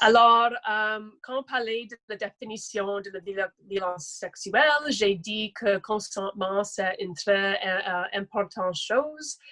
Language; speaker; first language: French; non-native, local second language; English